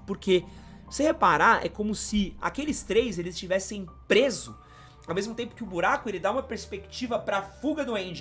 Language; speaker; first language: Portuguese; native; Portuguese